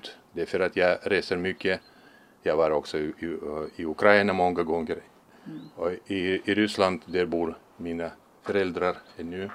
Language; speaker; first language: Swedish; non-native, fluent; Russian